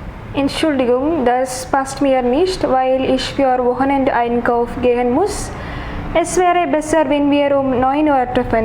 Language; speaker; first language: German; non-native, learner; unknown